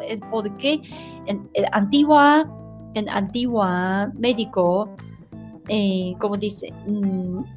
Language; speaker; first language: Spanish; non-native, learner; Chinese